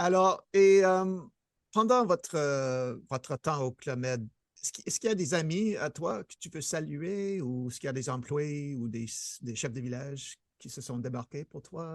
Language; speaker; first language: French; non-native, fluent; English